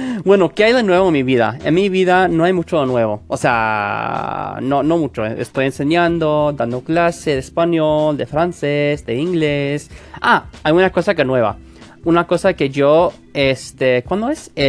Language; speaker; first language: Spanish; non-native, fluent; English